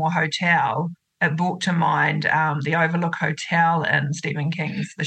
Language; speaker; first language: English; native; English